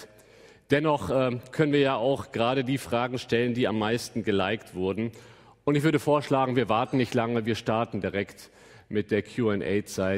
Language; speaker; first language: German; native; German